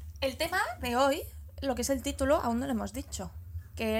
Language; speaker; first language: Spanish; native; Spanish